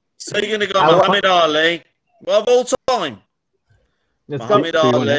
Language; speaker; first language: English; native; English